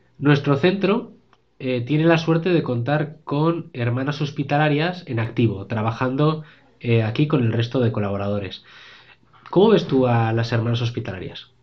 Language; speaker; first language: Spanish; native; Spanish